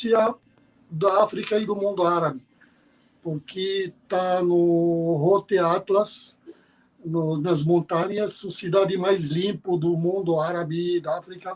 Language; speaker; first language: Portuguese; non-native, fluent; Arabic